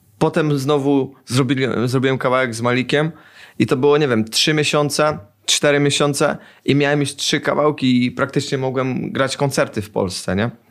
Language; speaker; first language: Polish; early bilingual, heritage; Polish